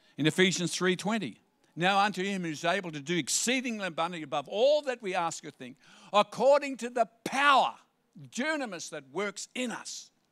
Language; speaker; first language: English; native; English